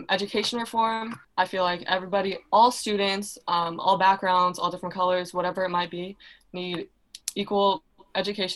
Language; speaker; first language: English; native; English